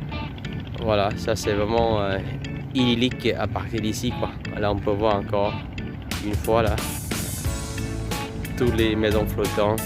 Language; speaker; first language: French; non-native, fluent; Vietnamese